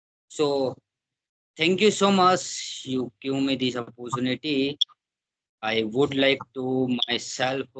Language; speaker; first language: English; non-native, learner; Hindi